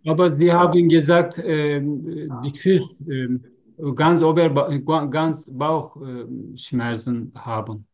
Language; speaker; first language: German; non-native, learner; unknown